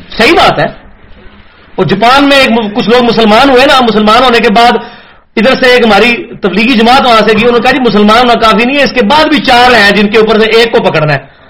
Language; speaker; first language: Urdu; non-native, local second language; Punjabi